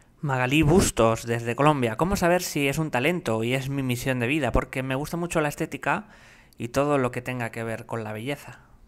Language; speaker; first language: Spanish; native; Spanish